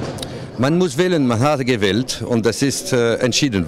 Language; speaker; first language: German; non-native, fluent; French